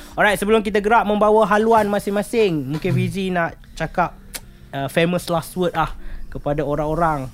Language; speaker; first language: Malay; native; Malay